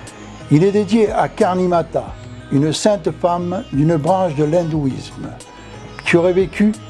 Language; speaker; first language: French; native; French